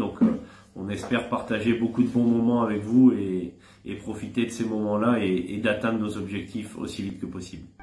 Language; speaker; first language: French; native; French